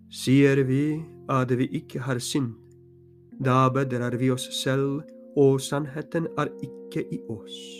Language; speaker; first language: Norwegian; non-native, fluent; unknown